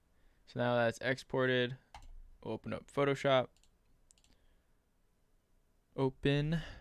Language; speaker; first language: English; native; English